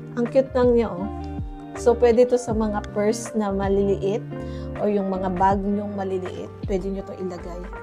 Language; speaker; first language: Filipino; non-native, local second language; Cebuano